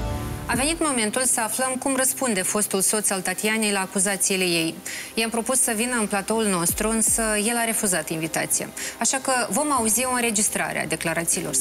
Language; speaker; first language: Romanian; native; Romanian